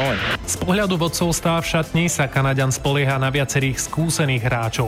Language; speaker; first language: Slovak; native; Slovak